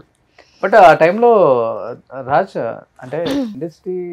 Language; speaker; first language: Telugu; native; Telugu